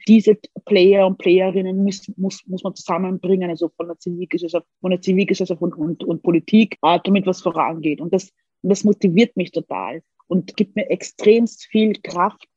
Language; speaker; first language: German; early bilingual, other home language; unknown